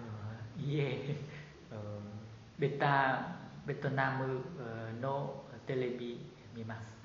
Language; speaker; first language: Japanese; non-native, learner; Vietnamese